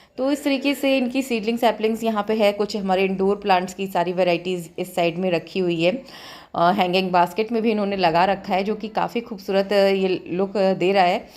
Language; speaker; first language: Hindi; native; Hindi